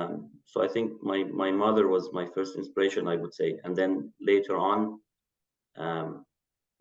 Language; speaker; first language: English; non-native, fluent; Persian